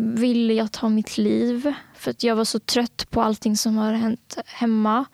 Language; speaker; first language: Swedish; early bilingual, other home language; Bangla